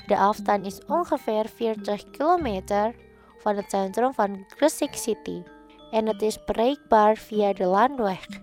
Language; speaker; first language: Dutch; non-native, fluent; Indonesian